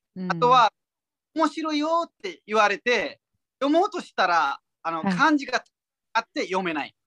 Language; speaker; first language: Japanese; non-native, fluent; Nepali